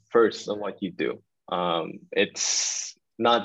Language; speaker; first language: English; non-native, local second language; Filipino